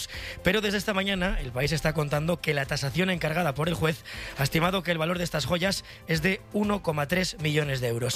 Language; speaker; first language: Spanish; native; Spanish